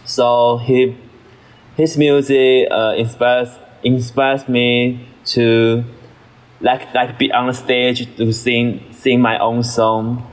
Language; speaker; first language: English; non-native, learner; Chinese